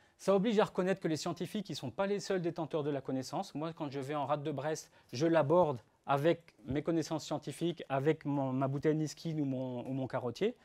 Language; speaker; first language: French; native; French